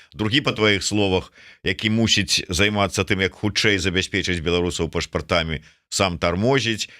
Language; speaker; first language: Belarusian; native; Belarusian